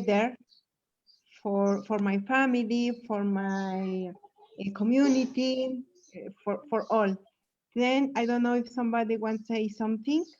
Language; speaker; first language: English; non-native, learner; Spanish